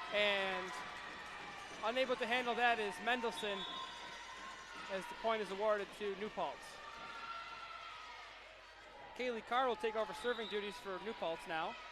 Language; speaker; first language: English; native; English